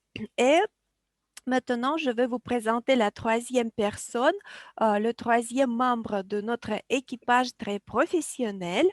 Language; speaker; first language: French; non-native, fluent; Russian